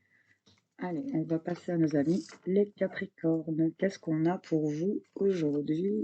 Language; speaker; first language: French; native; French